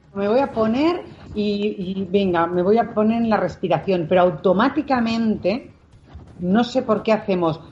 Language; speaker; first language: Spanish; non-native, local second language; Catalan